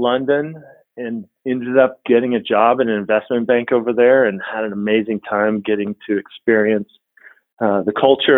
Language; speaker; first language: English; native; English